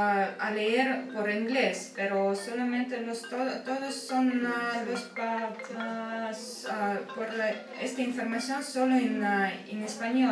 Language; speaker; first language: Spanish; early bilingual, heritage; Spanish